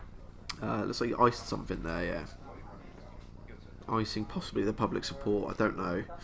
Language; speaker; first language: English; native; English